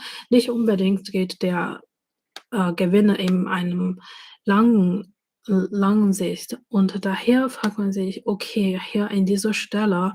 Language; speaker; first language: German; non-native, fluent; Chinese